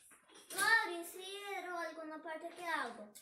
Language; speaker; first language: Spanish; non-native, learner; Portuguese